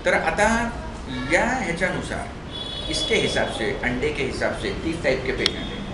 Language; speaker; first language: Hindi; non-native, local second language; Marathi